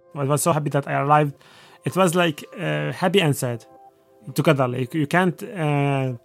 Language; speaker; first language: English; non-native, fluent; Arabic